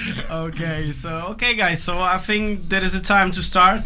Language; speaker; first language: English; non-native, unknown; Polish